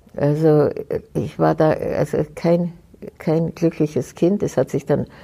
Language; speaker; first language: German; native; German